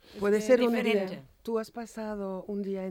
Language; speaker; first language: Spanish; non-native, fluent; French